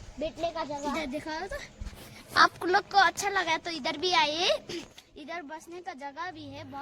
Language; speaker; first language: Hindi; non-native, local second language; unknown